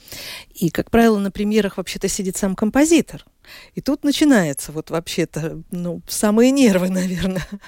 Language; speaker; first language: Russian; native; Russian